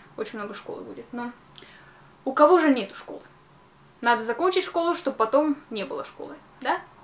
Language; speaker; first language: Russian; early bilingual, heritage; Russian